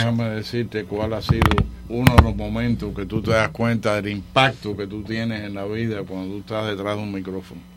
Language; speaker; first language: Spanish; native; Spanish